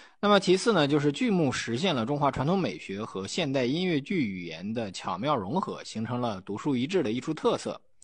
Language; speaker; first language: Chinese; native; Chinese